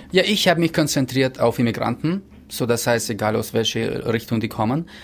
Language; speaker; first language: German; early bilingual, heritage; German